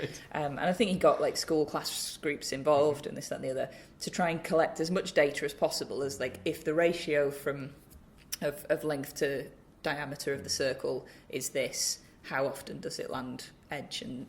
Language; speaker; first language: English; native; English